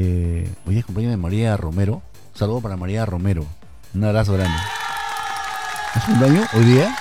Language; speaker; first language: Spanish; native; Spanish